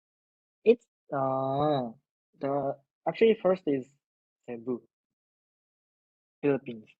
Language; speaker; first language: English; non-native, learner; Japanese